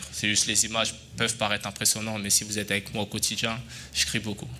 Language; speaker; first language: French; native; French